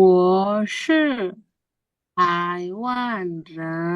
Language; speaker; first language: Chinese; non-native, learner; Indonesian